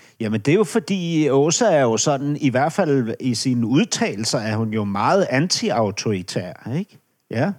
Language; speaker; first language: Danish; native; Danish